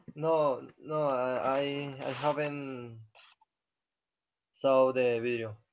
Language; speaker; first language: English; non-native, learner; Spanish